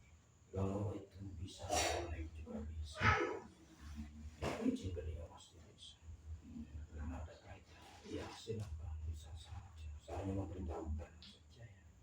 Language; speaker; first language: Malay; non-native, local second language; Javanese